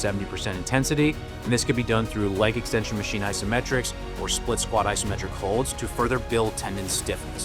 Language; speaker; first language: English; native; English